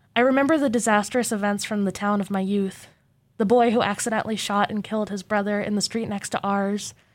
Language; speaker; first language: English; native; English